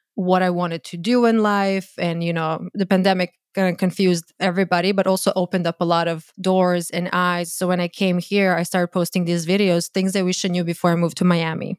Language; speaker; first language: English; non-native, fluent; Croatian